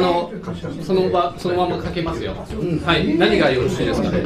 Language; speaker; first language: Japanese; native; Japanese